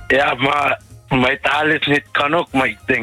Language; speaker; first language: Dutch; non-native, learner; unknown